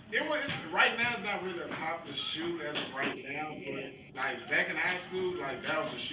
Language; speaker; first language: English; native; English